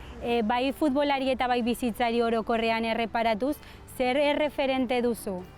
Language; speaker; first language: Basque; native; Basque